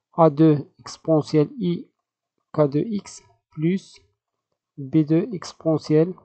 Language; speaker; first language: French; non-native, local second language; Arabic